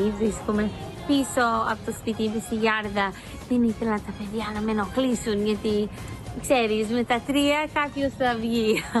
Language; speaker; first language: Greek; early bilingual, heritage; Greek